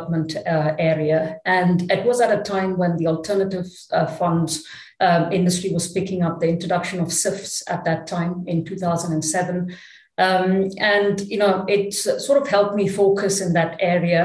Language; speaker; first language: English; non-native, local second language; Tamil